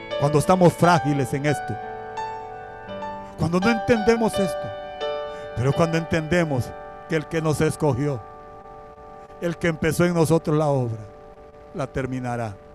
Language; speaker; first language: Spanish; native; Spanish